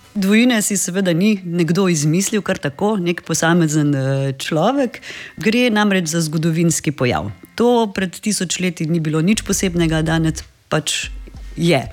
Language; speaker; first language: Slovenian; native; Slovenian